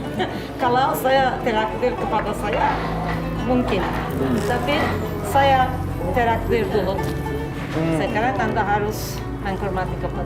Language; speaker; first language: Indonesian; non-native, learner; Turkish